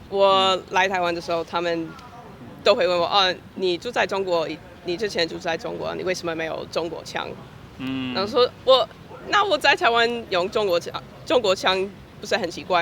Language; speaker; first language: Chinese; non-native, fluent; English